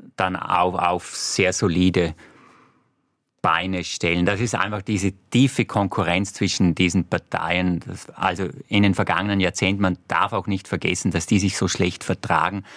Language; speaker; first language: German; native; German